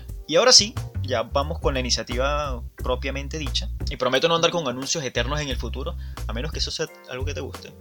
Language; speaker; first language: Spanish; native; Spanish